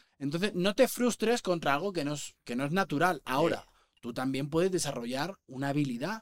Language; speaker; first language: Spanish; native; Spanish